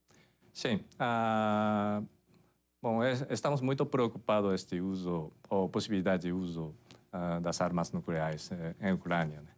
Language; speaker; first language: Portuguese; non-native, fluent; Japanese